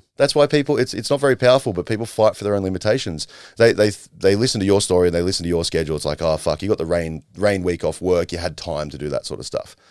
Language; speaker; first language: English; native; English